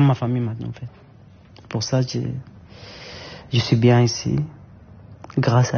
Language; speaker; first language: French; non-native, learner; Arabic